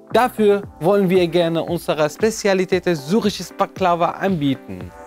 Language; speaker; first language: German; non-native, fluent; Arabic